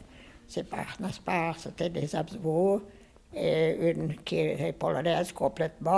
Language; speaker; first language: French; non-native, fluent; Polish